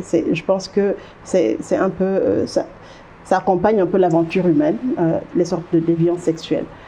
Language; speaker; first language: French; non-native, local second language; Wolof